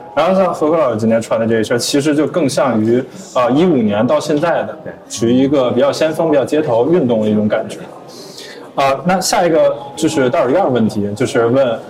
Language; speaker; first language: Chinese; native; Chinese